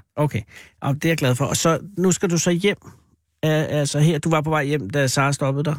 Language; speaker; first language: Danish; native; Danish